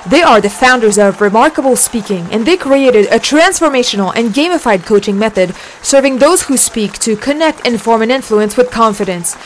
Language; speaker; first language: English; non-native, local second language; French